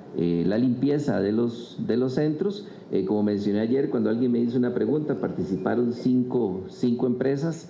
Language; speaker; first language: Spanish; native; Spanish